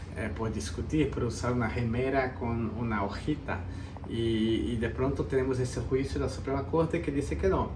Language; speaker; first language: Spanish; early bilingual, heritage; Spanish